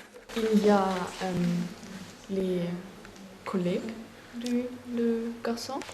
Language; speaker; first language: French; non-native, learner; German